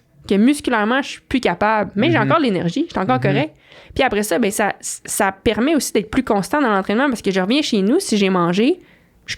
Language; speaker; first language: French; native; French